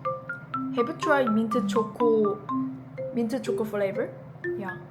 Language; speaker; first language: English; non-native, learner; Korean